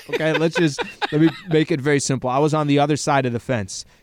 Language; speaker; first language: English; native; English